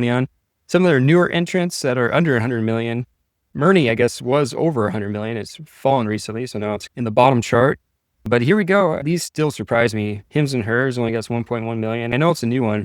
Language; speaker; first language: English; native; English